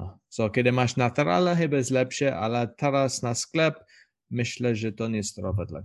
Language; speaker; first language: Polish; non-native, learner; English